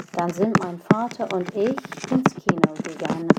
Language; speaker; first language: German; non-native, fluent; English